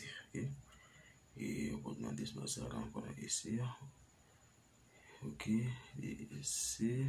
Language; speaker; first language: Spanish; non-native, learner; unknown